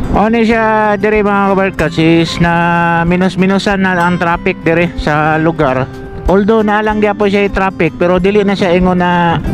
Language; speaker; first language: Cebuano; native; Cebuano